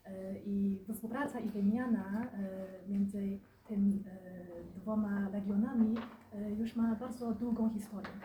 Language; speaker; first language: Polish; non-native, fluent; Chinese